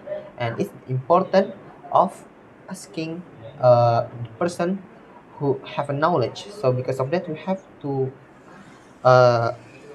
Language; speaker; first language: English; non-native, learner; Indonesian